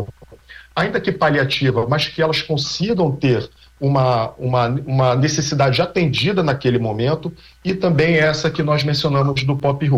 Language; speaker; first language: Portuguese; native; Portuguese